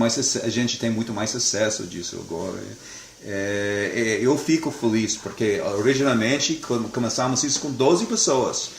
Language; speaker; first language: Portuguese; non-native, fluent; English